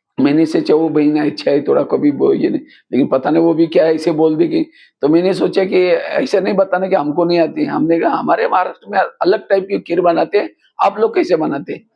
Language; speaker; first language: Hindi; non-native, local second language; Marathi